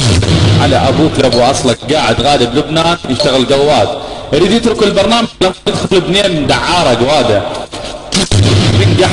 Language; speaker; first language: Arabic; native; Arabic